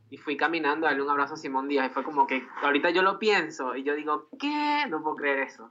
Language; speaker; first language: Spanish; native; Spanish